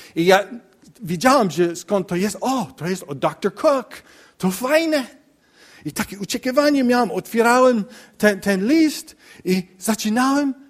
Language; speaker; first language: Polish; non-native, learner; English